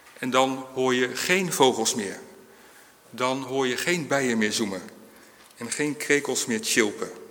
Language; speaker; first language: Dutch; native; Dutch